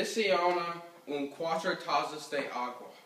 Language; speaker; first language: Spanish; non-native, learner; English